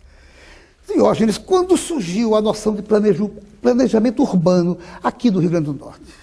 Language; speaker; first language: Portuguese; native; Portuguese